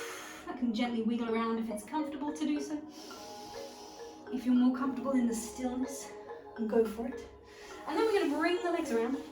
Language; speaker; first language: English; native; English